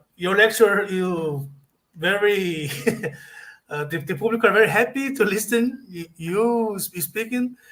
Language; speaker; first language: English; non-native, learner; Portuguese